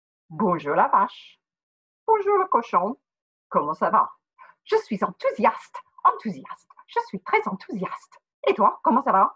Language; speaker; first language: French; non-native, fluent; English